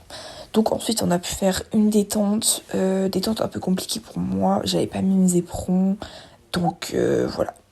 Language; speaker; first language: French; native; French